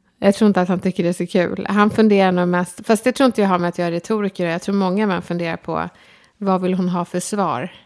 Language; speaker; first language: Swedish; native; Swedish